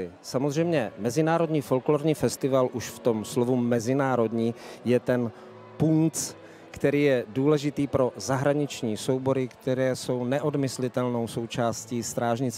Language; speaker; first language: Czech; native; Czech